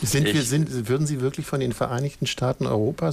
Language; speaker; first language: German; native; German